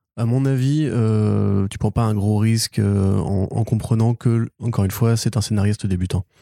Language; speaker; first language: French; native; French